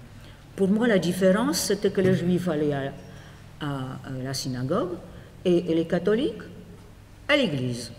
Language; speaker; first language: French; non-native, fluent; Polish